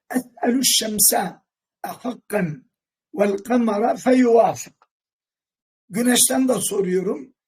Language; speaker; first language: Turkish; non-native, local second language; Kurdish